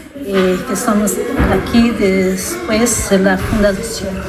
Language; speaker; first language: Spanish; non-native, learner; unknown